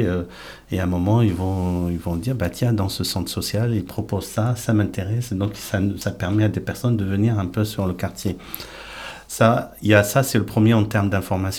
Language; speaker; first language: French; native; French